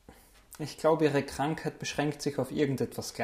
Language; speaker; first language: German; native; German